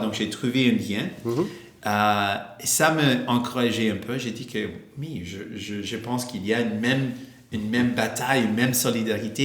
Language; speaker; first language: French; non-native, local second language; English